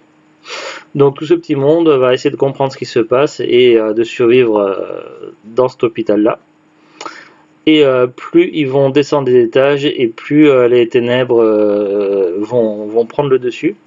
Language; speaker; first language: French; native; French